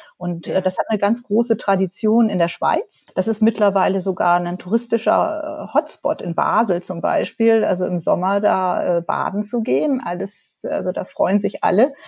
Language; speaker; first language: German; native; German